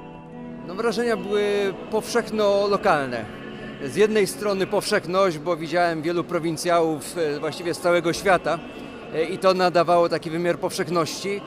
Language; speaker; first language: Polish; native; Polish